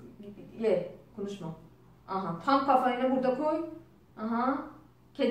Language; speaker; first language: Turkish; non-native, learner; Azerbaijani